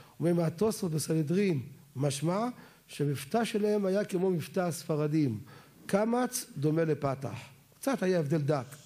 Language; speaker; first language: Hebrew; native; Hebrew